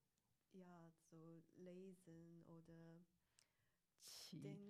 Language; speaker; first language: German; non-native, learner; Chinese